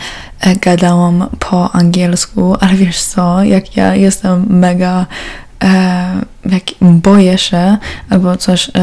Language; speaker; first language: Polish; early bilingual, heritage; Polish